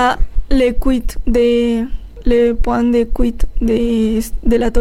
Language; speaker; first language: French; non-native, learner; Spanish